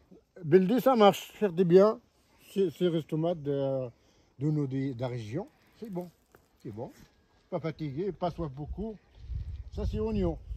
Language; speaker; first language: French; non-native, learner; Arabic